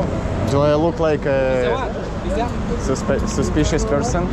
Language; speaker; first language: English; non-native, learner; Russian